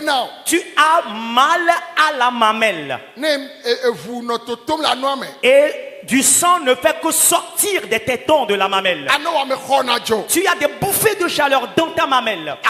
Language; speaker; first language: French; non-native, local second language; Ewe